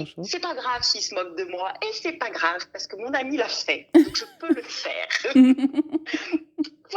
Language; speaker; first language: French; native; French